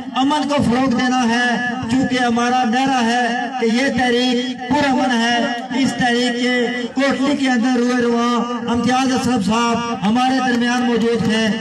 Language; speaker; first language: Urdu; non-native, local second language; Pahari-Potwari